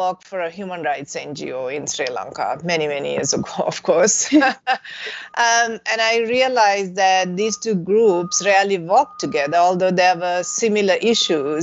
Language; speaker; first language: English; non-native, local second language; Sinhala